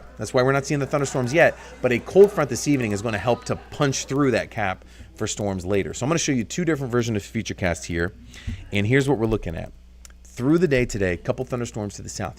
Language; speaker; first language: English; native; English